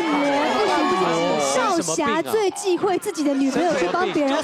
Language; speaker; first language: Chinese; native; Chinese